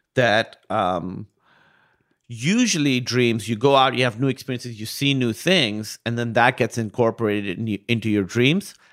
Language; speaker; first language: English; non-native, local second language; Urdu